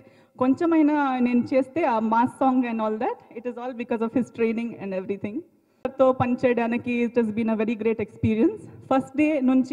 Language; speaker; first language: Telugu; non-native, learner; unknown